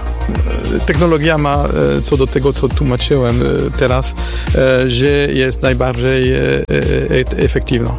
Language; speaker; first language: Polish; non-native, fluent; French